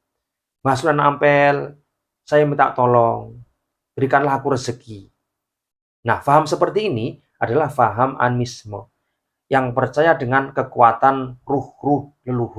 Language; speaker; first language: Indonesian; native; Indonesian